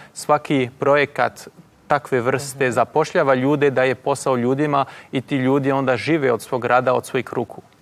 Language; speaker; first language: Croatian; non-native, fluent; French